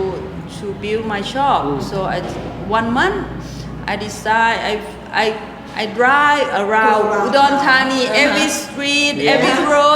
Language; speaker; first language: English; non-native, local second language; Thai